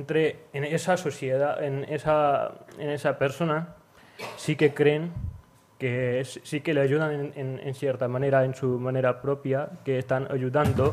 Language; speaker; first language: Spanish; non-native, learner; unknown